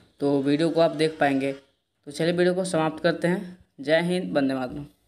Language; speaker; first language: Hindi; native; Hindi